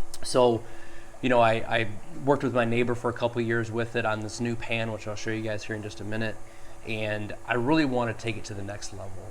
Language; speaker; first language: English; native; English